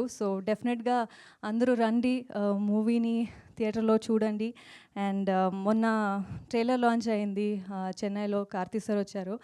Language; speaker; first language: Telugu; non-native, local second language; Kannada